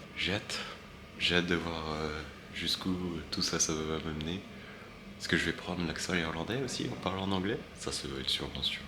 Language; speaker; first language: French; native; French